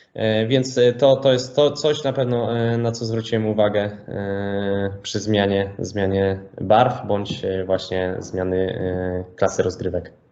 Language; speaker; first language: Polish; native; Polish